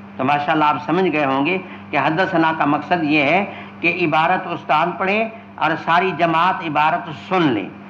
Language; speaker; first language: Urdu; non-native, local second language; Sindhi